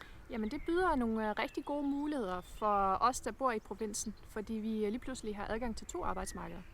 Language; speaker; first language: Danish; non-native, fluent; German